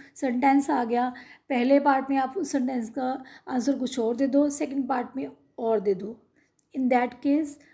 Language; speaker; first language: Hindi; non-native, local second language; Punjabi